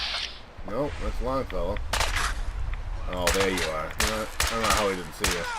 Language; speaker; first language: English; native; English